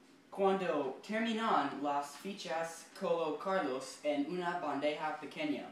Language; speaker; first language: Spanish; non-native, learner; English